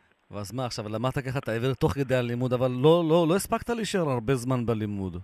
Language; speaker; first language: Hebrew; native; Hebrew